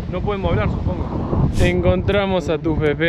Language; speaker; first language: Spanish; native; Spanish